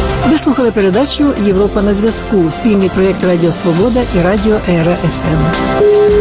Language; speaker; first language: Ukrainian; native; Ukrainian